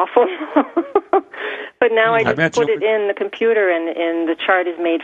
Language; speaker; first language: English; native; English